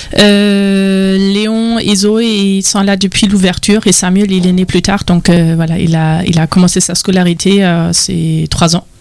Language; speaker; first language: French; non-native, fluent; German